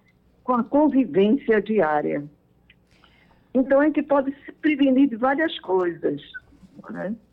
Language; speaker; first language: Portuguese; native; Portuguese